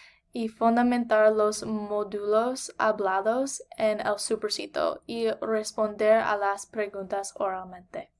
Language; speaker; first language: Spanish; non-native, learner; English